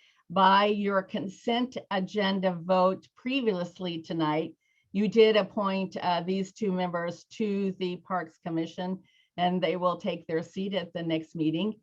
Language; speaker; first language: English; native; English